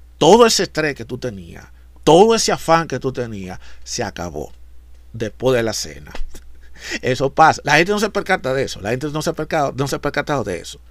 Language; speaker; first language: Spanish; native; Spanish